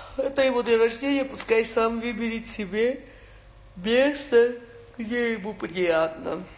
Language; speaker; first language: Russian; non-native, local second language; Georgian